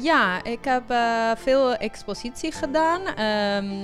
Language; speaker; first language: Dutch; early bilingual, heritage; Italian